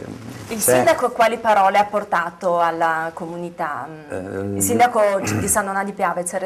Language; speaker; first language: Italian; native; Italian